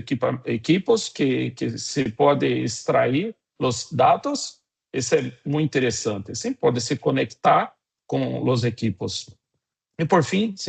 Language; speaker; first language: Portuguese; non-native, fluent; Spanish